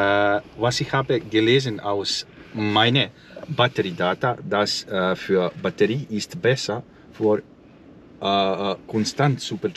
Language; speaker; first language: German; non-native, learner; Croatian